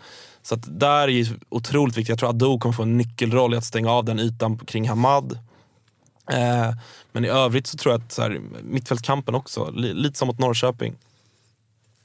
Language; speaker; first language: Swedish; native; Swedish